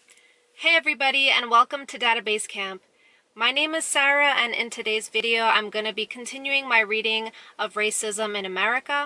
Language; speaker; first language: English; native; English